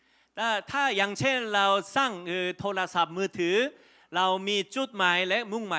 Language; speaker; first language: Thai; non-native, fluent; Korean